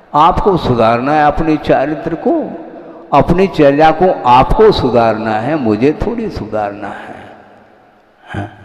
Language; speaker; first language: Hindi; non-native, local second language; Kannada